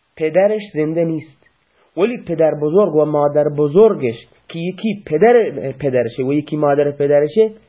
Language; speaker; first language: Persian; non-native, local second language; Baluchi